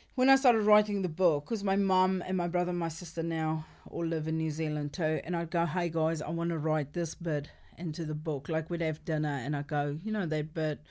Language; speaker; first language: English; non-native, local second language; Afrikaans